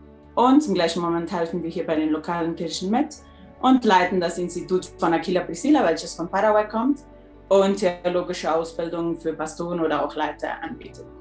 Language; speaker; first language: German; early bilingual, heritage; German